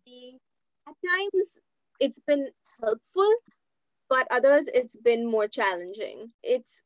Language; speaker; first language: English; non-native, local second language; Hindi